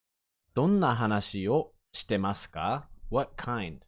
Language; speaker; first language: Japanese; non-native, fluent; English